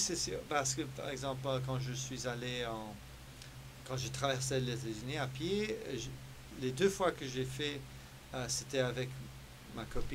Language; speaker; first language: French; early bilingual, heritage; French